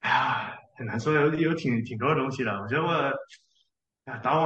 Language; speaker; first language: Chinese; early bilingual, heritage; Chinese